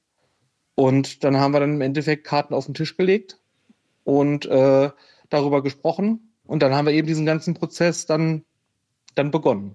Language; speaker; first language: German; native; German